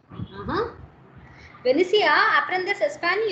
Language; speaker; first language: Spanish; non-native, fluent; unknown